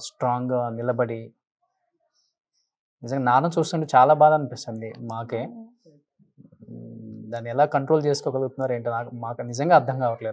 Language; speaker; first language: Telugu; native; Telugu